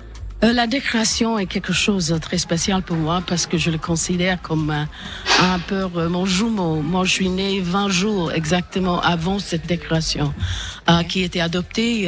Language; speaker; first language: French; non-native, fluent; English